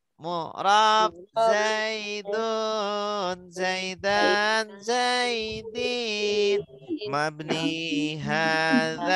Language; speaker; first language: Arabic; non-native, fluent; Indonesian